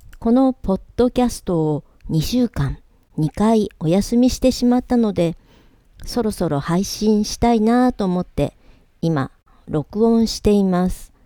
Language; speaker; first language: Japanese; native; Japanese